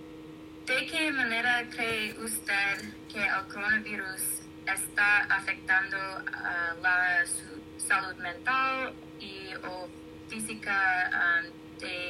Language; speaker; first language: Spanish; non-native, learner; English